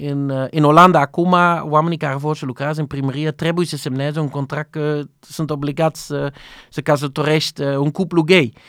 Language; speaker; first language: Romanian; non-native, learner; Dutch